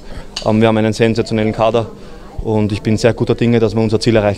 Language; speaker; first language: German; native; German